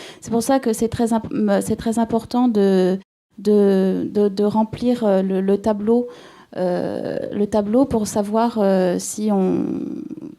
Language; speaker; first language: French; native; French